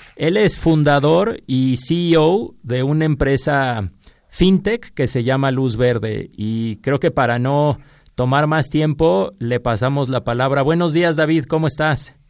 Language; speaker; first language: Spanish; native; Spanish